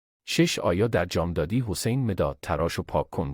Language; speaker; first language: Persian; non-native, fluent; Urdu